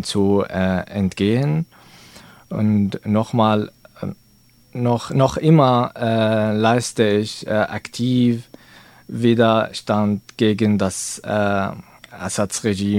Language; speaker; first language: German; non-native, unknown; Arabic